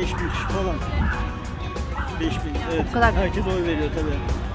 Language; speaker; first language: Turkish; native; Turkish